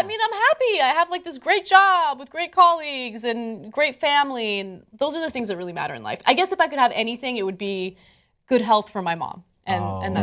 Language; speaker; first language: English; native; English